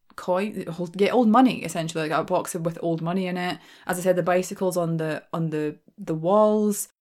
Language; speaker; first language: English; native; English